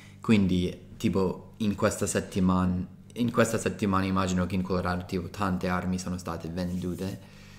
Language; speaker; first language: Italian; non-native, fluent; English